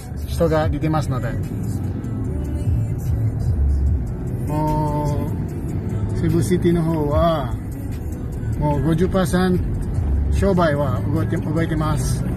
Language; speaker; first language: Japanese; non-native, fluent; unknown